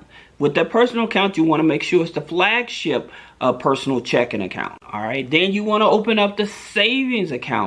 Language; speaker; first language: English; native; English